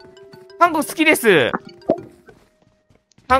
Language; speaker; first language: Japanese; native; Japanese